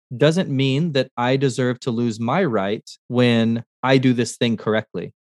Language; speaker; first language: English; native; English